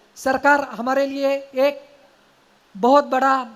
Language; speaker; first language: Hindi; non-native, local second language; Marathi